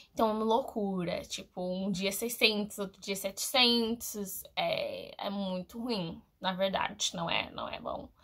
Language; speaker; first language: Portuguese; non-native, fluent; English